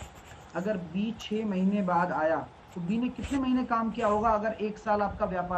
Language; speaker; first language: Hindi; native; Hindi